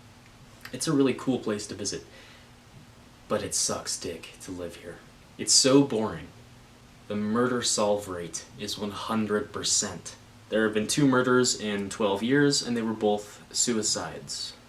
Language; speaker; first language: English; native; English